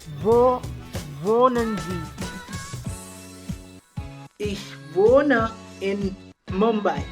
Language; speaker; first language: German; non-native, fluent; Marathi